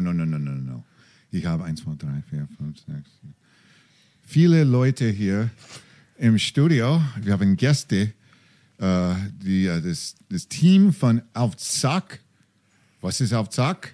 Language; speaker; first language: German; non-native, fluent; English